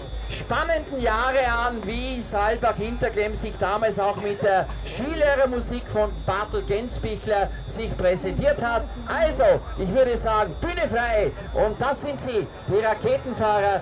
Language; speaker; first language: German; native; German